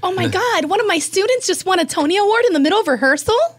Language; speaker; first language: English; native; English